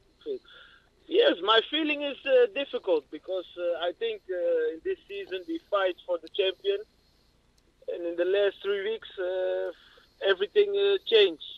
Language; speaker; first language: English; non-native, learner; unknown